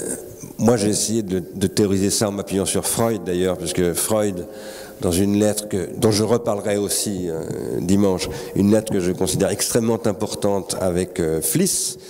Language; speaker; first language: French; native; French